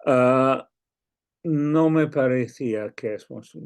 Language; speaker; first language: Spanish; non-native, fluent; English